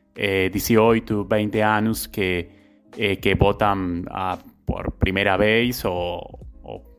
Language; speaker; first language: Portuguese; non-native, learner; Spanish